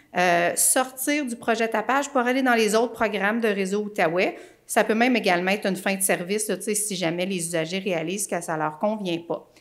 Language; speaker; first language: French; native; French